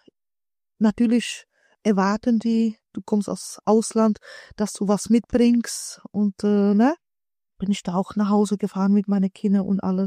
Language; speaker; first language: German; early bilingual, other home language; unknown